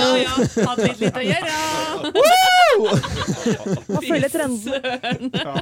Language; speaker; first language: Norwegian; native; Norwegian